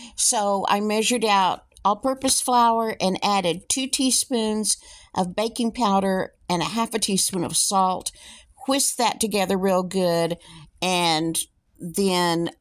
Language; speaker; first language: English; native; English